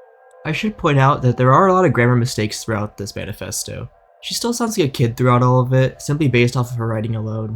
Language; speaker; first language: English; native; English